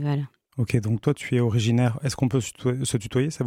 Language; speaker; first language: French; native; French